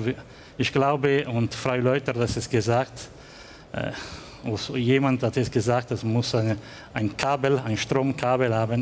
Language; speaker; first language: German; non-native, learner; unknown